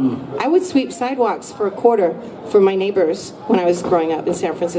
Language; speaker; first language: English; native; English